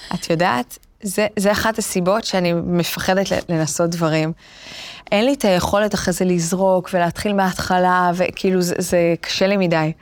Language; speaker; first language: Hebrew; native; Hebrew